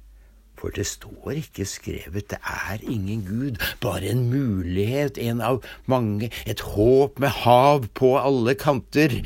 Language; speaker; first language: Norwegian; native; Norwegian